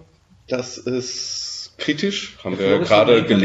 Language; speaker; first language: German; native; German